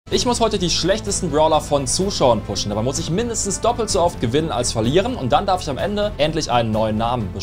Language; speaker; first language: German; native; German